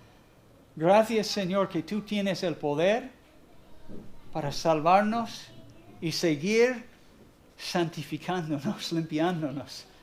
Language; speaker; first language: Spanish; non-native, fluent; English